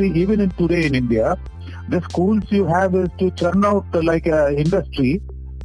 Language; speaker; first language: English; non-native, local second language; Telugu